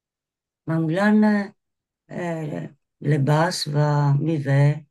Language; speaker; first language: Persian; non-native, learner; Greek